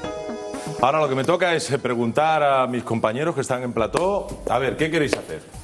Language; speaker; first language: Spanish; native; Spanish